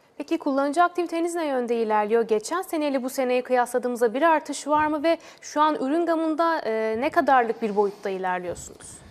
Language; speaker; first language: Turkish; native; Turkish